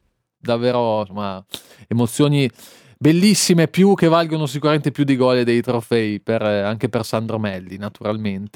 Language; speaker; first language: Italian; native; Italian